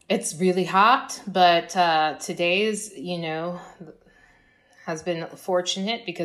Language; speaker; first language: English; native; English